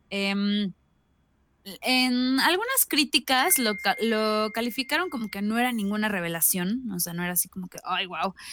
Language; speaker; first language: Spanish; native; Spanish